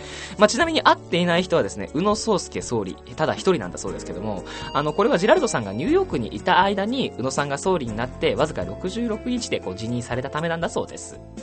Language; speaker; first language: Japanese; native; Japanese